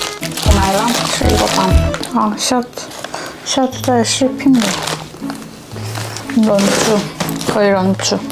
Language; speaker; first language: Chinese; non-native, learner; Korean